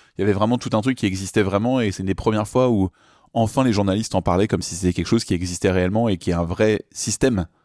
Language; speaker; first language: French; native; French